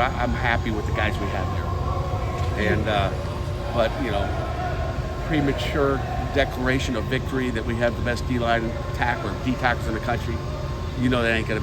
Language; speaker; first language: English; native; English